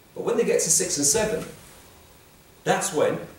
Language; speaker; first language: English; native; English